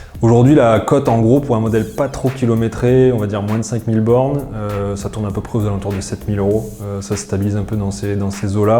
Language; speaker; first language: French; native; French